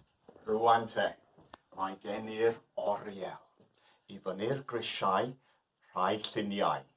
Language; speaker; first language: Welsh; non-native, learner; English